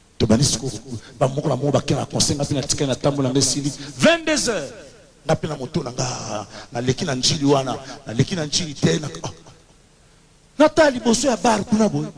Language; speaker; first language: Lingala; native; Lingala